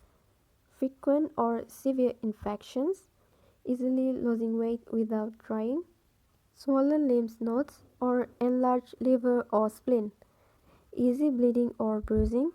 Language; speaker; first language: English; non-native, local second language; Malay